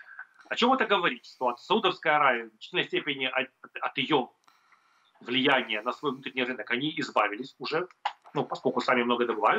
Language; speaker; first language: Russian; native; Russian